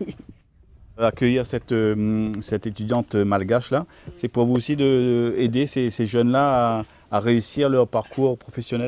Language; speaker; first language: French; native; French